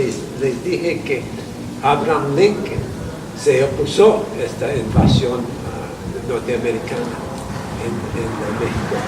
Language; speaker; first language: Spanish; non-native, fluent; English